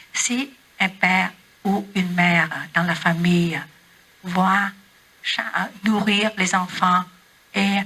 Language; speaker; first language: French; non-native, learner; Vietnamese